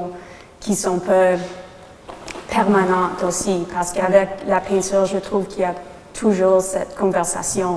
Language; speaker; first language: French; non-native, local second language; English